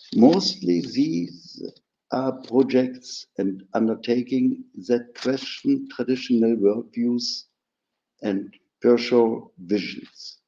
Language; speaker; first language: English; non-native, fluent; German